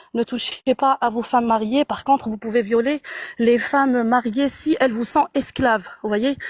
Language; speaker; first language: French; non-native, local second language; Arabic